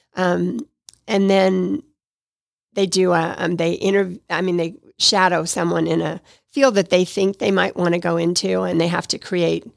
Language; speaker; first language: English; native; English